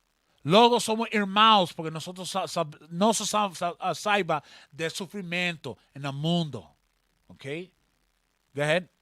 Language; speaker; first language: Portuguese; non-native, learner; Spanish